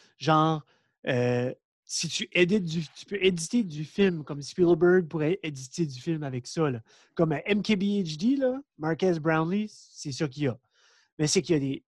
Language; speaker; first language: French; native; French